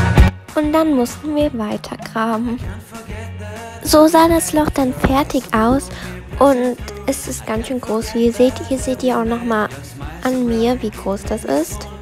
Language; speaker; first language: German; native; German